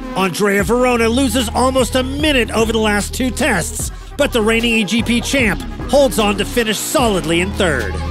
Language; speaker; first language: English; non-native, fluent; Portuguese